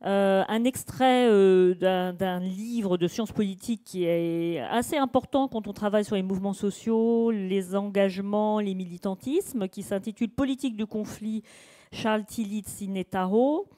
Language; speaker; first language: French; native; French